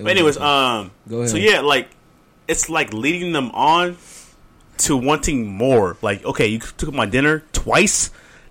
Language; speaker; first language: English; native; English